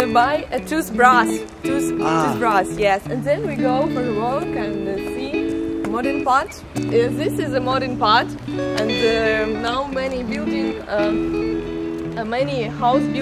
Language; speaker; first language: English; non-native, learner; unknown